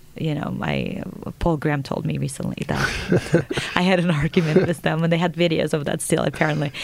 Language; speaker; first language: English; non-native, fluent; Russian